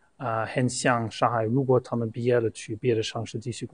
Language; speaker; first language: Chinese; non-native, fluent; German